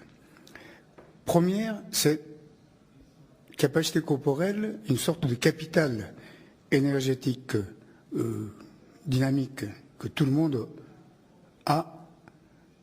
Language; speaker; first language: French; non-native, fluent; Japanese